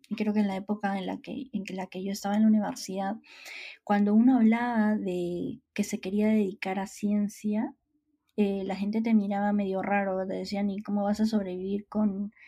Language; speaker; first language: Spanish; native; Spanish